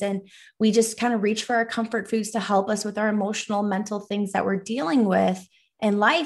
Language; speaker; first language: English; native; English